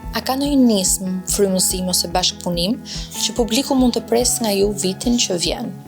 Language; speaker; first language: Albanian; native; Albanian